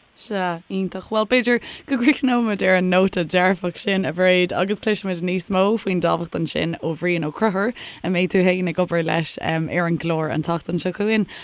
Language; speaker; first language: Irish; native; Irish